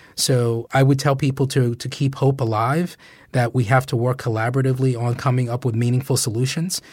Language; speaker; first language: English; native; English